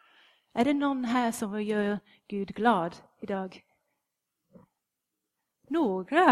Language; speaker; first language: Swedish; non-native, fluent; English